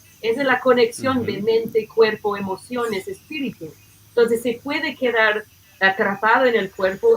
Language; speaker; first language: Spanish; non-native, fluent; English